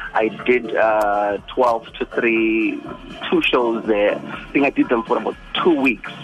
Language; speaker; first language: English; non-native, local second language; Xhosa